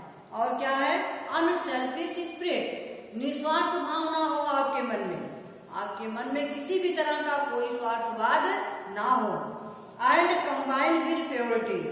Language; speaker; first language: Hindi; native; Hindi